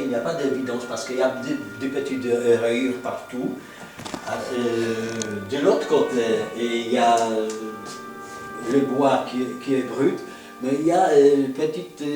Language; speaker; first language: French; non-native, fluent; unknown